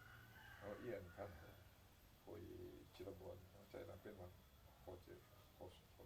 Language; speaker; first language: Chinese; non-native, learner; Indonesian